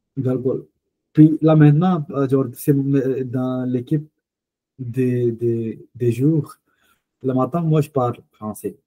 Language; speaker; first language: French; non-native, fluent; Punjabi